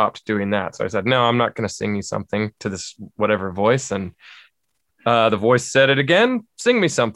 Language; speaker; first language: English; native; English